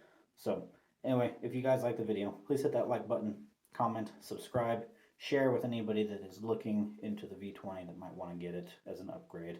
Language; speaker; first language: English; native; English